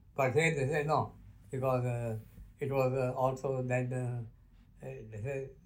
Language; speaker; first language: English; non-native, local second language; Luo (Kenya and Tanzania)